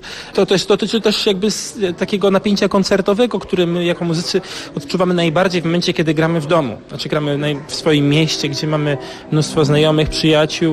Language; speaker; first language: Polish; native; Polish